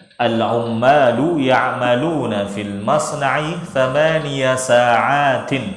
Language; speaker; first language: Arabic; non-native, fluent; Indonesian